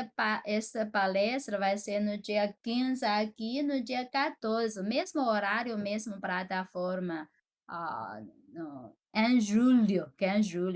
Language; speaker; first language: Portuguese; non-native, fluent; Chinese